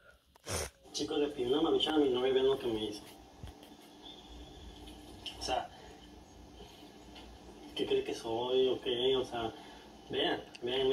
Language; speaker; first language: Spanish; native; Spanish